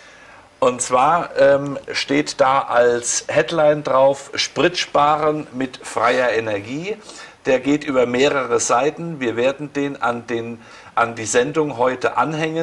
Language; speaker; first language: German; native; German